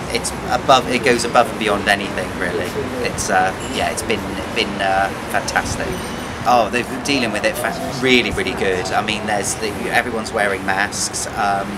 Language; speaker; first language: English; native; English